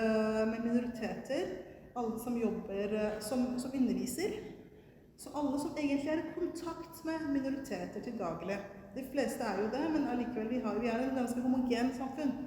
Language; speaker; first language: Norwegian; early bilingual, other home language; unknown